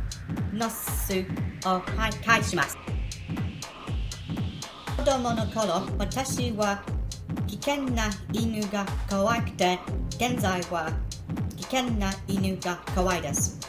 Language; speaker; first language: Japanese; non-native, learner; English